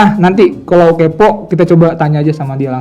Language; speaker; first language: Indonesian; native; Indonesian